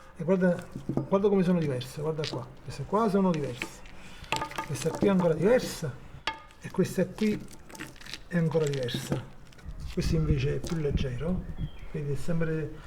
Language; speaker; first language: Italian; native; Italian